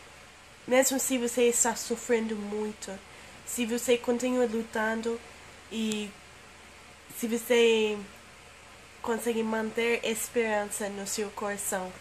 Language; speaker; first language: Portuguese; non-native, fluent; English